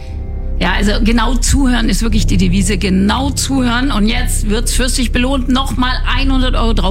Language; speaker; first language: German; native; German